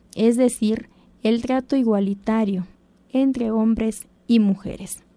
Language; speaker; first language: Spanish; non-native, local second language; Zapotec